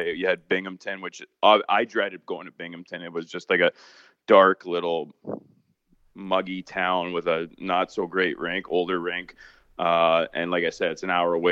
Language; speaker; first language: English; native; English